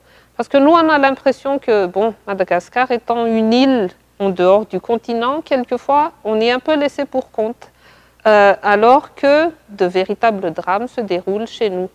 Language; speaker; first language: French; non-native, local second language; Malagasy